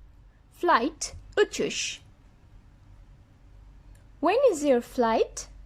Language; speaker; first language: English; non-native, fluent; Bangla